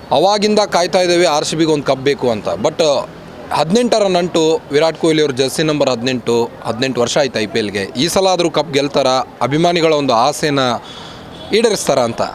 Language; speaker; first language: Kannada; native; Kannada